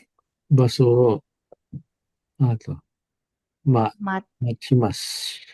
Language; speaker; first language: Japanese; non-native, learner; Filipino